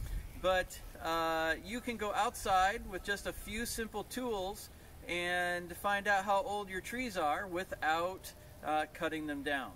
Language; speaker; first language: English; native; English